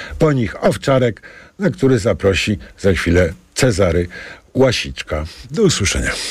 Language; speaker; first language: Polish; native; Polish